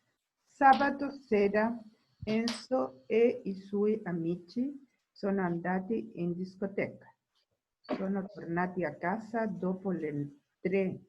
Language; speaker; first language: Italian; non-native, learner; Spanish